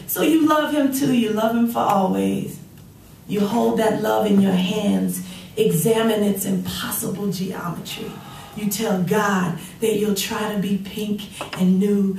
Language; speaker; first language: English; native; English